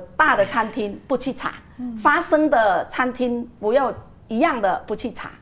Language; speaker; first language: Chinese; non-native, fluent; Vietnamese